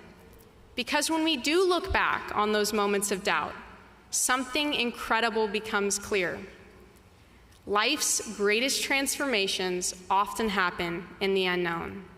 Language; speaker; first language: English; native; English